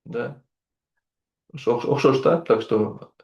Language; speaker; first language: Russian; non-native, local second language; Kyrgyz